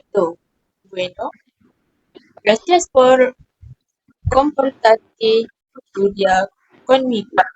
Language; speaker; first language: Spanish; non-native, learner; Malay